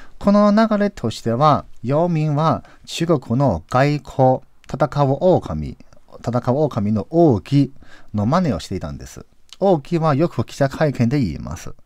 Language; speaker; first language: Japanese; non-native, fluent; Chinese